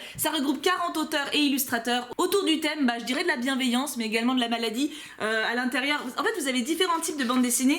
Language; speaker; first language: French; native; French